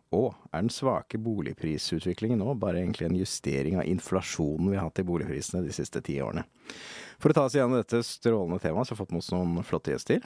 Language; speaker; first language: Norwegian; native; Norwegian